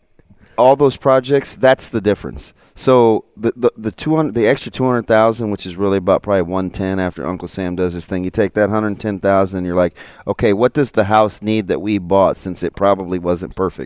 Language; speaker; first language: English; native; English